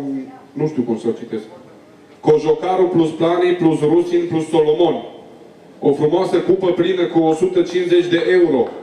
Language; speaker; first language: Romanian; native; Romanian